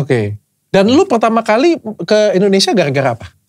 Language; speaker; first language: Indonesian; native; Indonesian